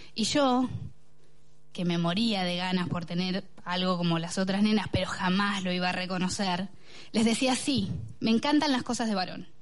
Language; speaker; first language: Spanish; native; Spanish